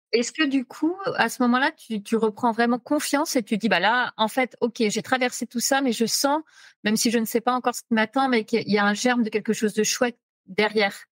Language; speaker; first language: French; native; French